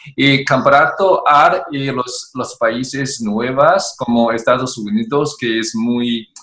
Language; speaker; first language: Spanish; non-native, learner; Chinese